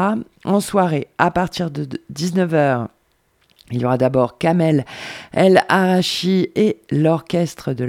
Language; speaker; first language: French; native; French